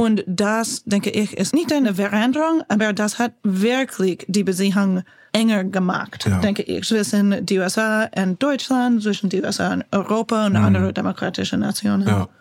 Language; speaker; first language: German; non-native, learner; English